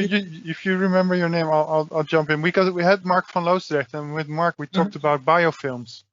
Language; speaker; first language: English; non-native, fluent; Dutch